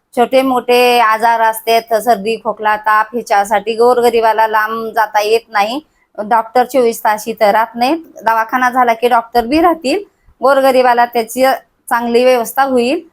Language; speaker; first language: Marathi; native; Marathi